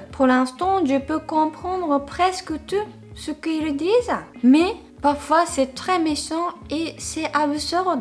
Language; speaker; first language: French; non-native, fluent; Japanese